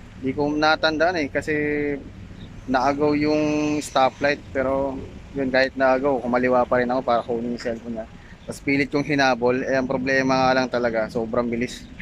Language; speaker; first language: Filipino; native; Filipino